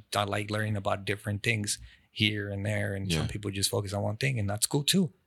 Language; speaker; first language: English; non-native, fluent; Spanish